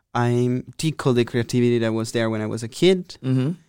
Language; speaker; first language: English; non-native, fluent; Italian